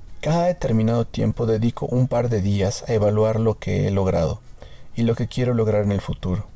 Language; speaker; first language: Spanish; native; Spanish